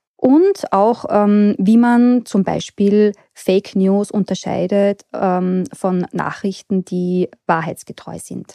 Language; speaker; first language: German; native; German